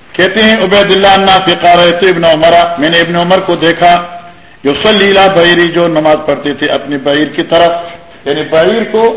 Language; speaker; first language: Urdu; non-native, local second language; Northern Hindko